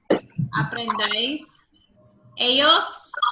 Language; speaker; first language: Spanish; non-native, fluent; English